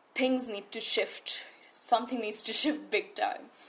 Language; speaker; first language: English; non-native, local second language; Hindi